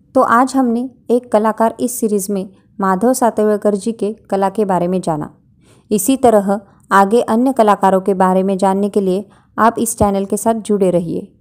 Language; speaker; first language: Hindi; non-native, local second language; Marathi